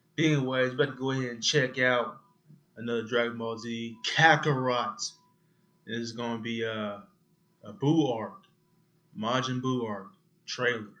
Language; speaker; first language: English; native; English